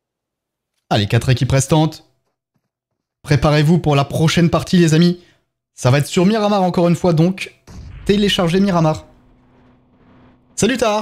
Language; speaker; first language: French; native; French